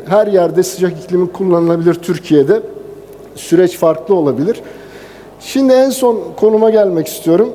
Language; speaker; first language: Turkish; native; Turkish